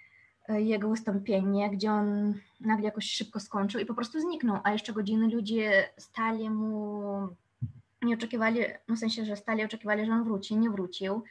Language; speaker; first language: Polish; non-native, fluent; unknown